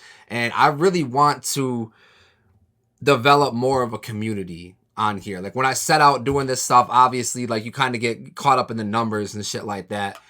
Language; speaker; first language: English; native; English